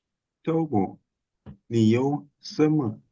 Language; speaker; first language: Chinese; non-native, learner; Indonesian